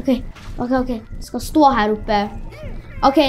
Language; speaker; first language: Swedish; early bilingual, other home language; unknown